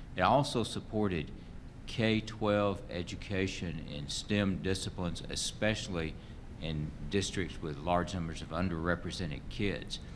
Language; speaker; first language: English; native; English